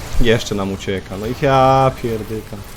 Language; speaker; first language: Polish; native; Polish